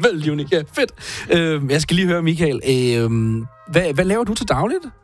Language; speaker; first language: Danish; native; Danish